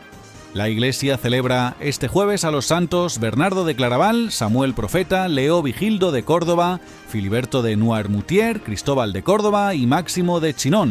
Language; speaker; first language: Spanish; native; Spanish